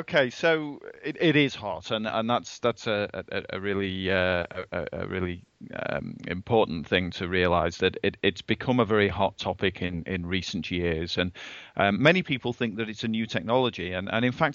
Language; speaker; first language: English; native; English